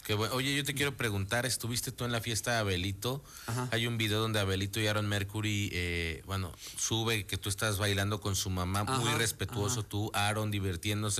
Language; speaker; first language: Spanish; native; Spanish